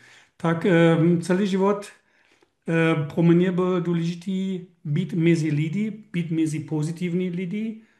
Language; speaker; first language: Czech; non-native, learner; German